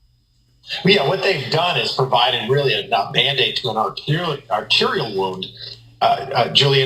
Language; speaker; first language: English; native; English